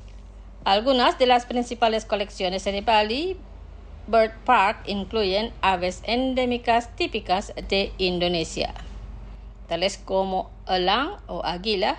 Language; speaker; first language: Spanish; non-native, fluent; Indonesian